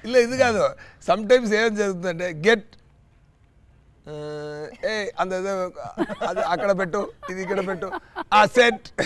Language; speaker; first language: Telugu; non-native, fluent; Tamil